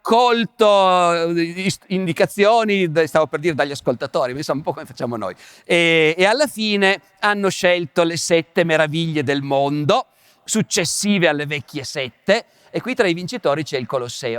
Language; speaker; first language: Italian; native; Italian